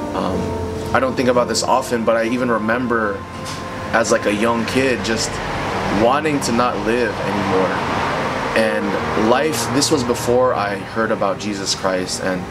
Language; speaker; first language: English; native; English